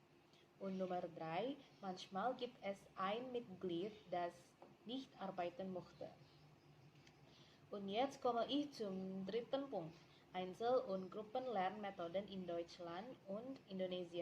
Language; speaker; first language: German; non-native, learner; Indonesian